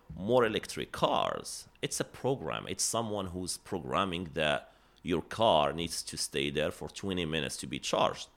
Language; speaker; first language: English; non-native, fluent; Arabic